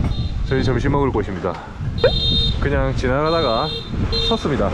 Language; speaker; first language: Korean; native; Korean